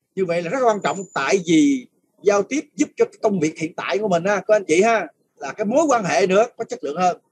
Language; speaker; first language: Vietnamese; early bilingual, other home language; French